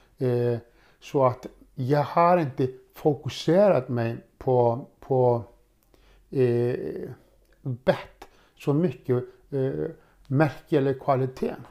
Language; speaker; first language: Swedish; non-native, fluent; Icelandic